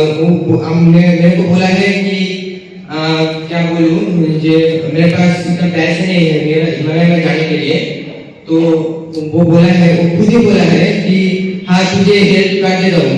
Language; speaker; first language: Hindi; non-native, local second language; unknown